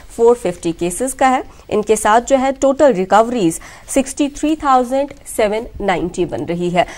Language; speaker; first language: Hindi; non-native, local second language; Kashmiri